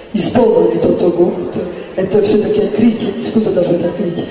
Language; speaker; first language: Russian; non-native, fluent; French